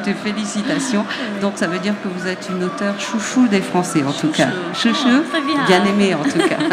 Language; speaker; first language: French; native; French